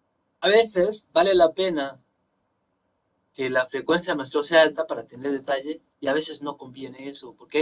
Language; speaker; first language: Spanish; native; Spanish